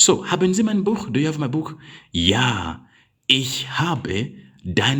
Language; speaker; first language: German; non-native, learner; English